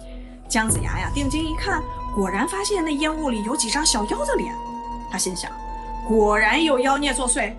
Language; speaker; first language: Chinese; native; Chinese